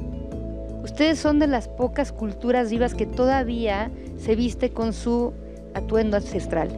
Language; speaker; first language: Spanish; native; Spanish